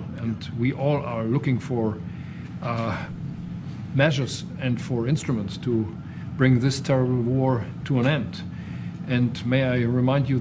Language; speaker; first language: English; non-native, fluent; German